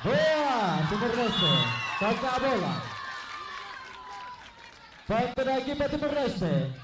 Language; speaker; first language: Portuguese; non-native, local second language; Tetum